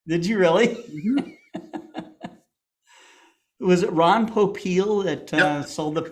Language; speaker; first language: English; native; English